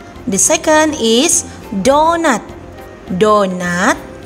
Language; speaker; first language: English; non-native, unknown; Indonesian